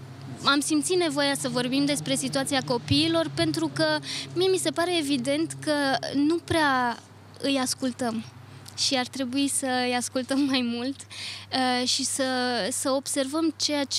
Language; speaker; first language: Romanian; early bilingual, other home language; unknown